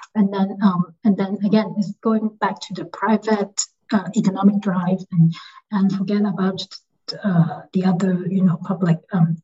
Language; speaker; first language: English; non-native, local second language; Cantonese